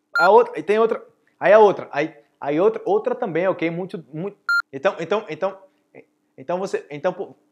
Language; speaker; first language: Portuguese; native; Portuguese